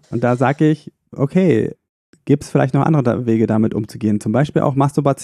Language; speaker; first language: German; native; German